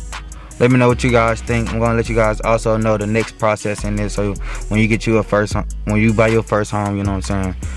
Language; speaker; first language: English; native; English